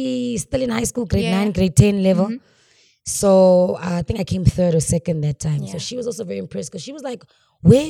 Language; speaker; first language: English; non-native, local second language; Xhosa